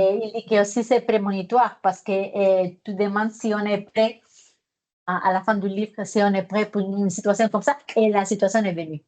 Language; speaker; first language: French; non-native, fluent; Spanish